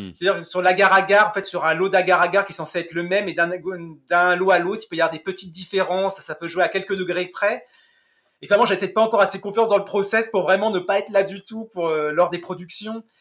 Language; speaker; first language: French; native; French